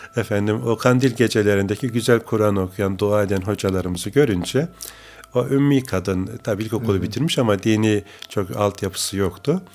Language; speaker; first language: Turkish; native; Turkish